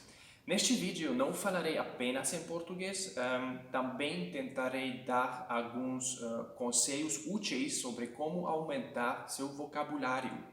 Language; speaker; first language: Portuguese; non-native, fluent; Hungarian